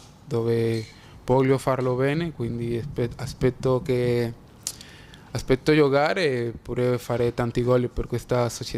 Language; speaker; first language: Italian; non-native, fluent; Spanish